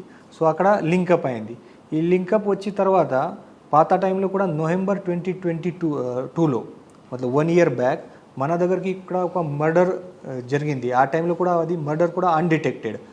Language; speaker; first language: Telugu; non-native, learner; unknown